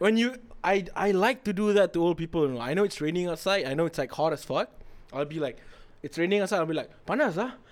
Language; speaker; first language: English; non-native, local second language; Malay